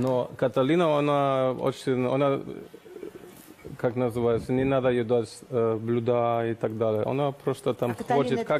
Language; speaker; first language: Russian; non-native, learner; German